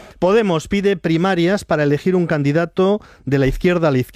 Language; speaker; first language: Spanish; native; Spanish